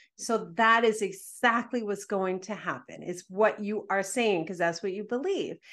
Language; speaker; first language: English; early bilingual, other home language; Spanish